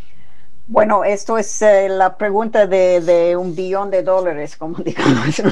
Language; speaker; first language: Spanish; non-native, fluent; English